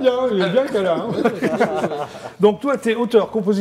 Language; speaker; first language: French; native; French